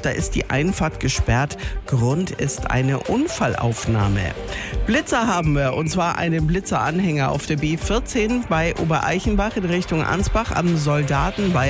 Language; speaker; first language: German; native; German